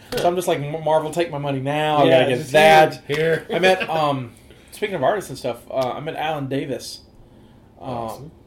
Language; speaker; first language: English; native; English